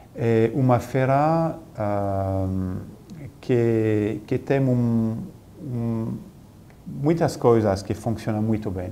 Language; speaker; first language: Portuguese; non-native, fluent; French